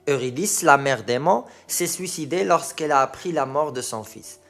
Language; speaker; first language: French; non-native, local second language; Arabic